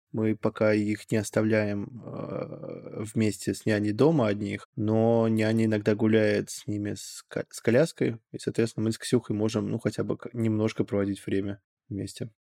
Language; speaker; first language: Russian; native; Russian